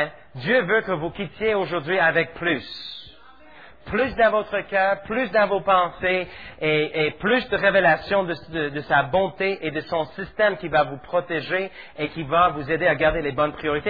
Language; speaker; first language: French; native; French